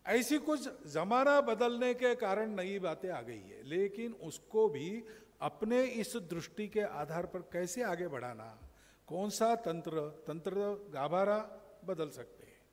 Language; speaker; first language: Hindi; non-native, local second language; Marathi